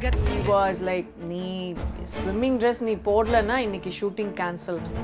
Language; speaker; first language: Tamil; native; Tamil